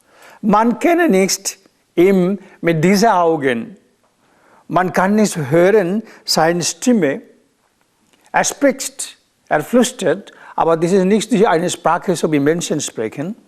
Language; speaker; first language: German; non-native, learner; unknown